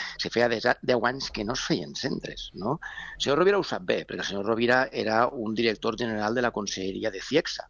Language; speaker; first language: Catalan; native; Catalan